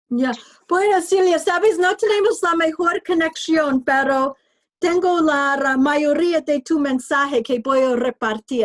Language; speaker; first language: Spanish; non-native, learner; English